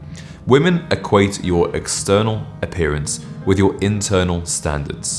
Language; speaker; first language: English; native; English